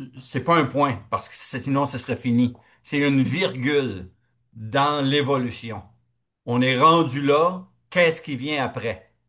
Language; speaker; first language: French; native; French